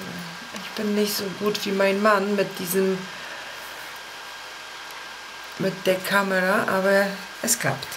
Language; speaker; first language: German; non-native, fluent; Polish